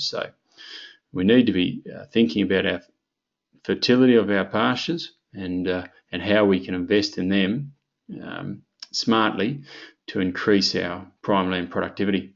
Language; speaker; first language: English; native; English